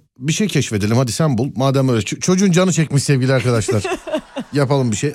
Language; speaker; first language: Turkish; native; Turkish